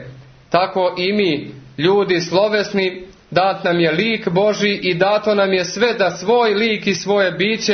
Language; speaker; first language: Croatian; native; Croatian